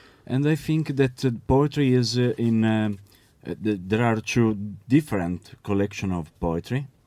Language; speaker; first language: English; non-native, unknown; Italian